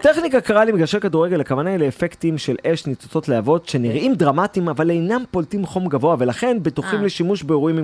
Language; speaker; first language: Hebrew; native; Hebrew